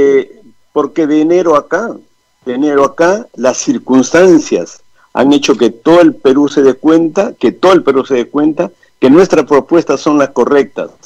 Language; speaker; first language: Spanish; native; Spanish